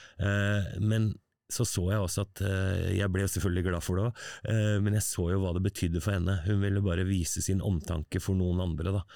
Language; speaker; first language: Norwegian; native; Norwegian